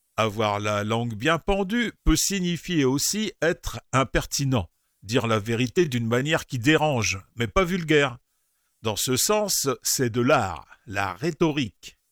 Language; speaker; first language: French; native; French